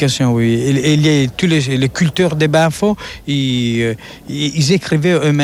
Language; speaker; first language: French; non-native, fluent; Italian